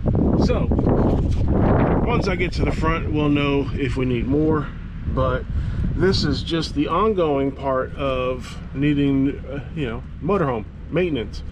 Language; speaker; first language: English; native; English